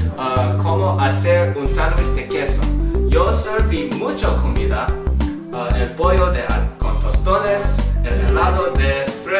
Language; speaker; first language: Spanish; non-native, learner; English